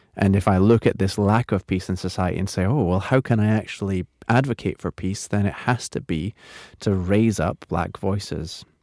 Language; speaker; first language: English; native; English